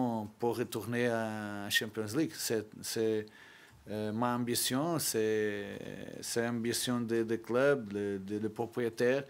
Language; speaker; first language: French; non-native, learner; Portuguese